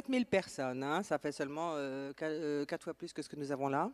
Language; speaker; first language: French; native; French